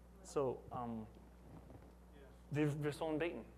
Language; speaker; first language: German; non-native, learner; English